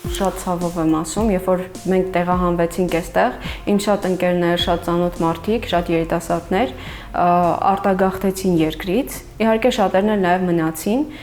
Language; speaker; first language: Armenian; native; Armenian